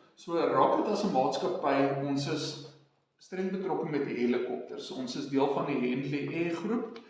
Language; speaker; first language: Afrikaans; non-native, local second language; English